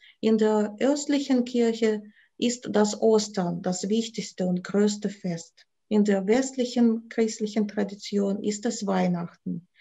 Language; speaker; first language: German; non-native, fluent; Russian